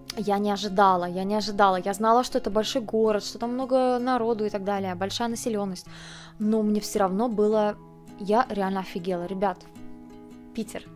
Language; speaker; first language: Russian; early bilingual, heritage; Russian